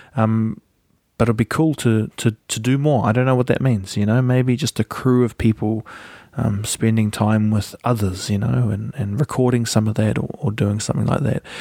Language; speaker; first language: English; native; English